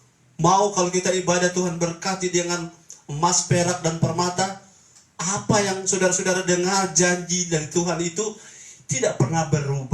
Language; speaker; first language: Indonesian; native; Indonesian